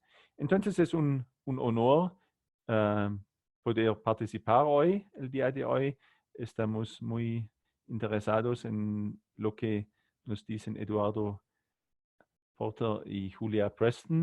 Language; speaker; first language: Spanish; non-native, learner; German